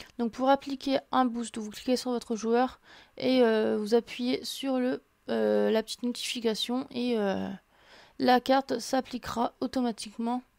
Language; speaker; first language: French; native; French